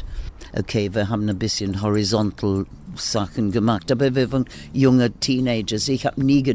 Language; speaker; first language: German; non-native, learner; English